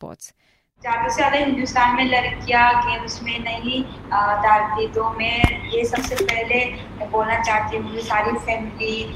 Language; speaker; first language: Hindi; non-native, local second language; Manipuri